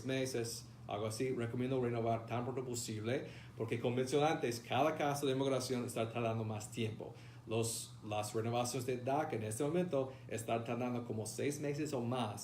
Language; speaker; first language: Spanish; non-native, fluent; English